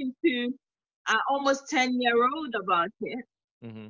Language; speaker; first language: English; non-native, local second language; Akan